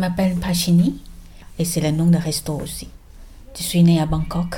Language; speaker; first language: French; non-native, learner; Thai